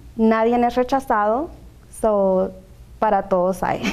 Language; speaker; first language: Spanish; native; Spanish